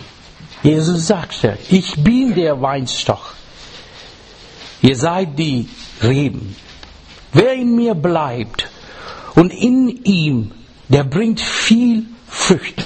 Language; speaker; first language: German; non-native, learner; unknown